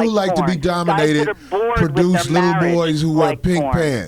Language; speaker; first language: English; native; English